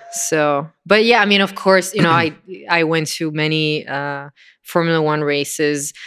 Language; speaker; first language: English; non-native, fluent; Italian